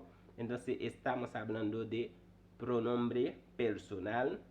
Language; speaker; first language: Spanish; non-native, fluent; Haitian Creole